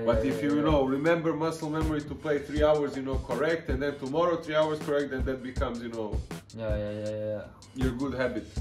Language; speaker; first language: English; non-native, fluent; Serbian